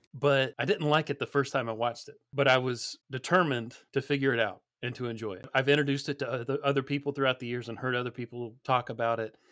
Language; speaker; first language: English; native; English